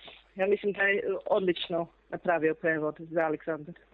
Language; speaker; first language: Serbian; non-native, fluent; English